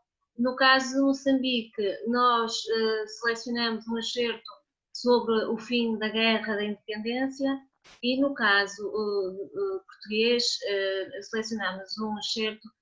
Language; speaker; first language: Portuguese; native; Portuguese